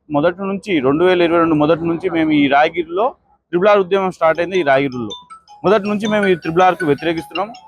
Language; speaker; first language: Telugu; native; Telugu